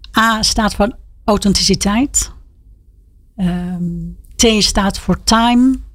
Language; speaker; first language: Dutch; non-native, fluent; Persian